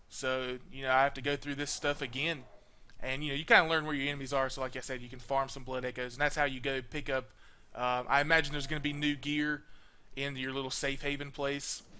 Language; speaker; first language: English; native; English